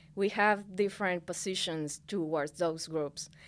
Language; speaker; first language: English; non-native, fluent; Spanish